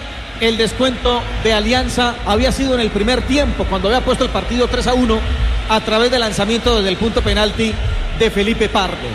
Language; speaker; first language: Spanish; native; Spanish